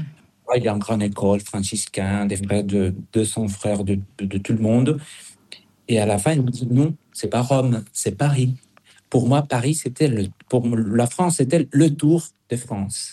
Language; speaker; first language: French; non-native, fluent; Spanish